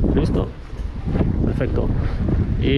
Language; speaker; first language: Spanish; non-native, learner; Polish